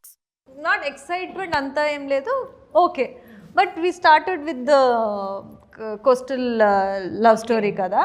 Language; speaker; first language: Telugu; non-native, learner; Kannada